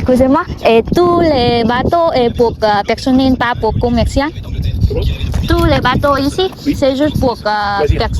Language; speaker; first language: French; non-native, learner; Vietnamese